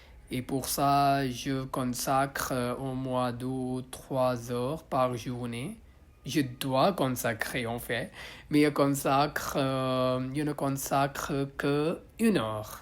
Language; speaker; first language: French; non-native, learner; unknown